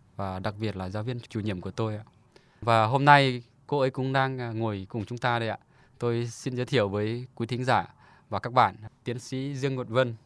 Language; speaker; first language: Vietnamese; non-native, fluent; Lao